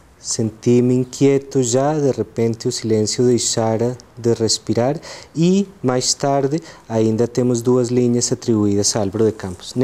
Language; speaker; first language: Portuguese; non-native, fluent; Spanish